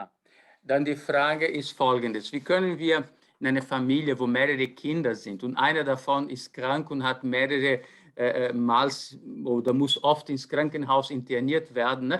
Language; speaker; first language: German; non-native, fluent; Portuguese